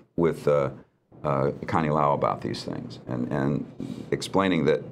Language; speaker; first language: English; native; English